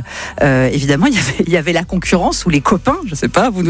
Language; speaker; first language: French; native; French